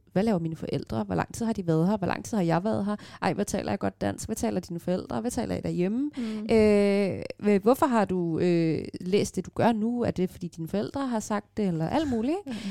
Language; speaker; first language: Danish; early bilingual, other home language; Persian